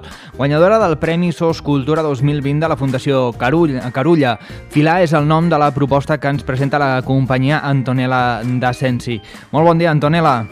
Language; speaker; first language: Catalan; native; Catalan